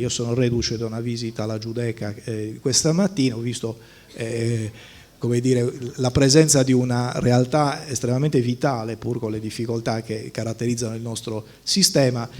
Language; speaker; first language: Italian; native; Italian